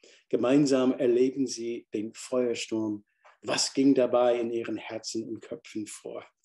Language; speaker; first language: German; non-native, fluent; English